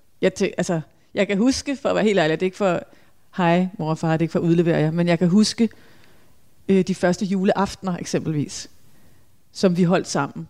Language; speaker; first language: Danish; native; Danish